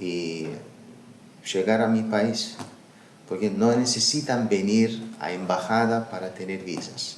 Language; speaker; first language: Spanish; non-native, learner; Azerbaijani